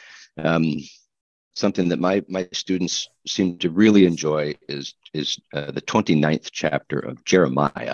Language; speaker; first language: English; native; English